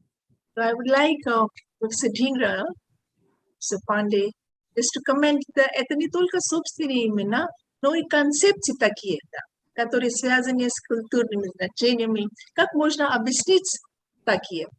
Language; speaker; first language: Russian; non-native, fluent; Hindi